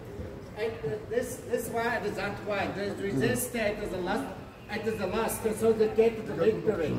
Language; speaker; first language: English; non-native, learner; Chinese